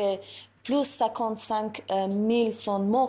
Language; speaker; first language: French; non-native, learner; Persian